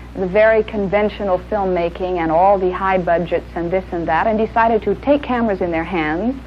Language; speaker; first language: English; native; English